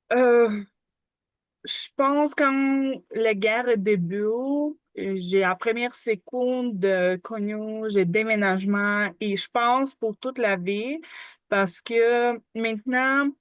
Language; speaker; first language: French; non-native, learner; Ukrainian